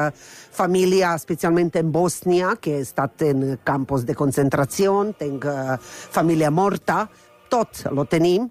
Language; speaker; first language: Catalan; non-native, fluent; Croatian